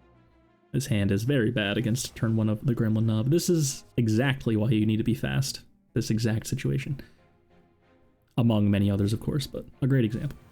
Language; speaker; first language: English; native; English